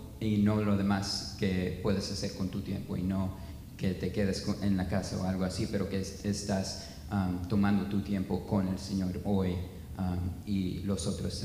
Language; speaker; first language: Spanish; non-native, fluent; English